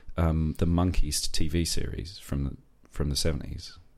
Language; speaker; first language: English; native; English